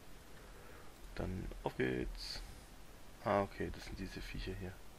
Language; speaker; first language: German; native; German